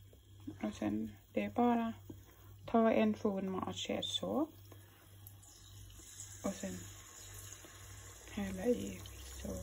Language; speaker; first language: Swedish; non-native, fluent; Thai